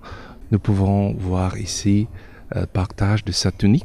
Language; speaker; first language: French; non-native, learner; Slovak